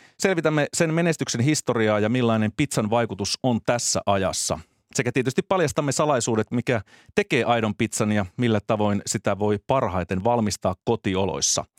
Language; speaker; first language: Finnish; native; Finnish